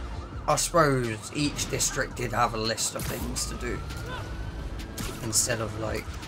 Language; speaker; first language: English; native; English